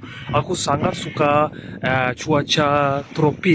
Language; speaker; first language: Indonesian; non-native, learner; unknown